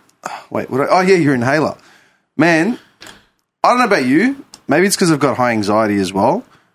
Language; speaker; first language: English; non-native, local second language; Greek